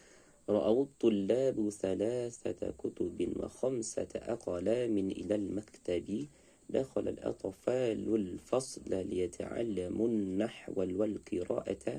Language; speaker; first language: Arabic; non-native, learner; Indonesian